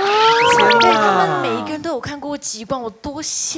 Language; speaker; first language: Chinese; native; Chinese